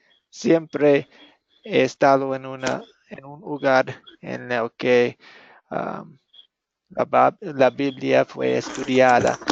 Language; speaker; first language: Spanish; non-native, fluent; English